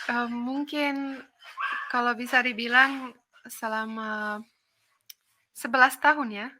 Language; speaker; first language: Indonesian; non-native, fluent; Finnish